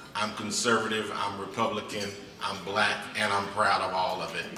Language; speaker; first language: English; native; English